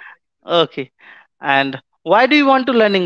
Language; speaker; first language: English; non-native, local second language; Hindi